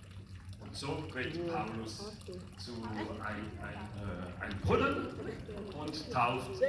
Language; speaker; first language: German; non-native, local second language; French